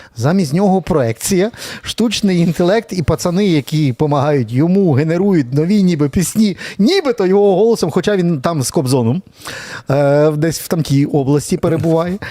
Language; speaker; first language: Ukrainian; native; Ukrainian